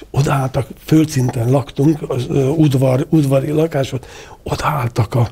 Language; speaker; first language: Hungarian; native; Hungarian